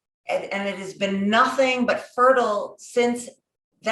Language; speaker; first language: English; native; English